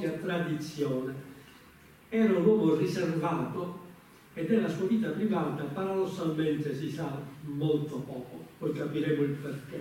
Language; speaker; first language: Italian; native; Italian